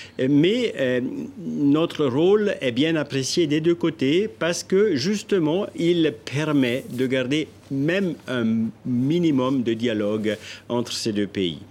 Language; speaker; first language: French; non-native, local second language; Italian